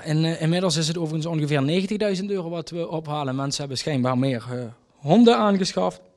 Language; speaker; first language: Dutch; native; Dutch